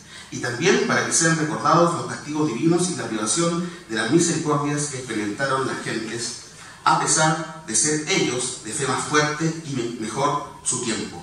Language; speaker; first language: Spanish; native; Spanish